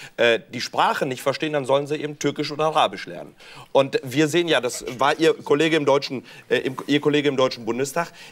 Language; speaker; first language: German; early bilingual, other home language; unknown